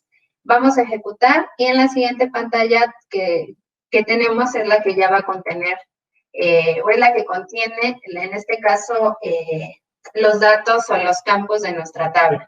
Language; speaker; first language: Spanish; native; Spanish